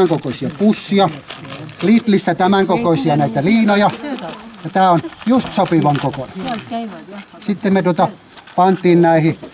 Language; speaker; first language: Finnish; native; Finnish